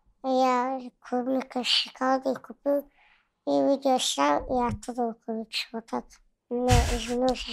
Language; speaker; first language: Russian; non-native, local second language; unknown